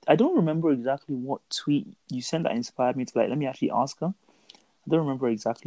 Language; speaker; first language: English; non-native, local second language; Yoruba